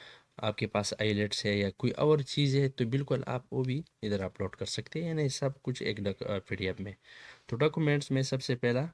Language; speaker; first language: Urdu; non-native, local second language; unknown